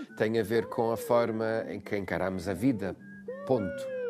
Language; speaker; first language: Portuguese; non-native, fluent; English